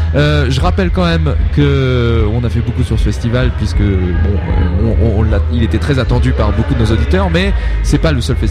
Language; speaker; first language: French; native; French